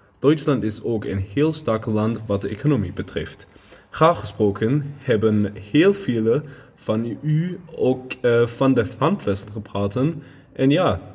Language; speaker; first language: Dutch; non-native, learner; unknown